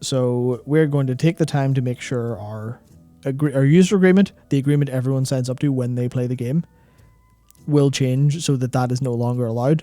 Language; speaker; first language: English; native; English